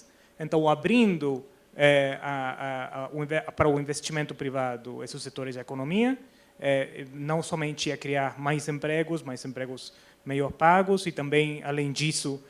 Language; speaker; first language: Portuguese; non-native, fluent; Spanish